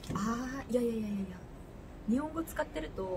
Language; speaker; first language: Japanese; early bilingual, other home language; Korean